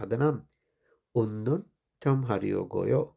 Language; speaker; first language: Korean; non-native, fluent; Sinhala